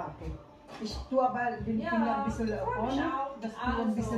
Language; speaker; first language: German; non-native, learner; Filipino